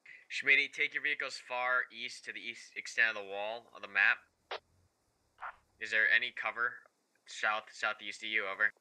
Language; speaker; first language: English; native; English